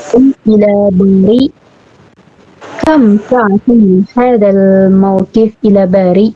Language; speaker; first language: Arabic; non-native, learner; Indonesian